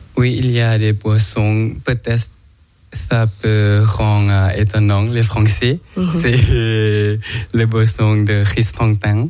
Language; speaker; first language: French; non-native, learner; Thai